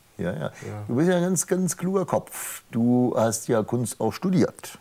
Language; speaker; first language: German; native; German